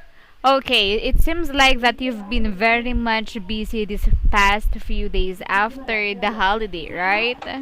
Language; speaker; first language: English; non-native, fluent; Filipino